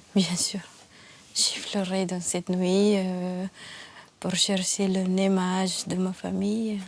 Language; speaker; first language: French; non-native, learner; Filipino